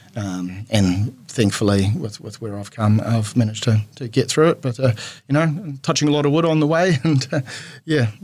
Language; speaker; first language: English; native; English